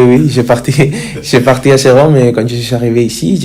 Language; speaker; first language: French; non-native, fluent; Spanish